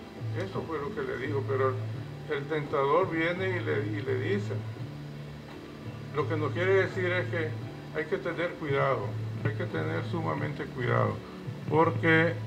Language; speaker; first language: Spanish; native; Spanish